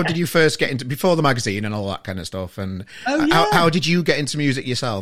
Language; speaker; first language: English; native; English